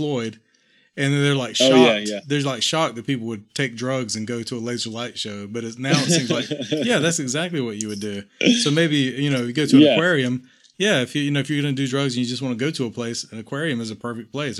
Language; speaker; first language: English; native; English